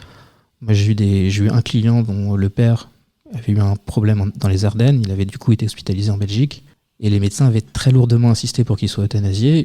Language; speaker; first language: French; native; French